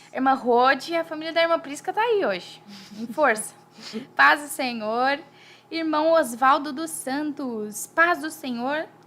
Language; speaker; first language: Portuguese; native; Portuguese